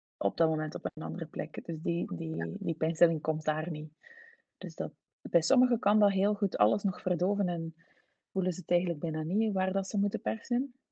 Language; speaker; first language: Dutch; native; Dutch